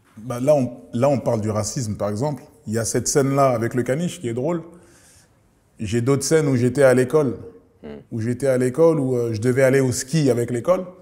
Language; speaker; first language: French; early bilingual, other home language; Lingala